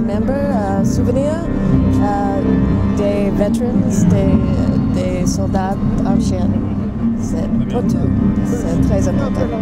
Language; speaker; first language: French; non-native, learner; English